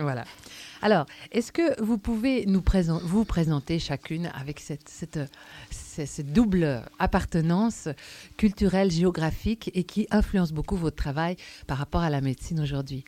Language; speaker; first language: French; native; French